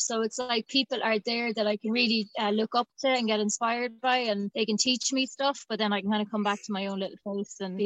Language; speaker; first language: English; native; English